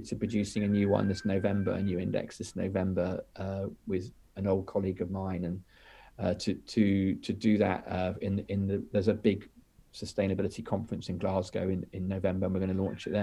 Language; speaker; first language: English; native; English